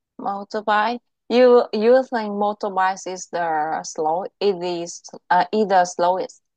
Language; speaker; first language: English; non-native, local second language; Vietnamese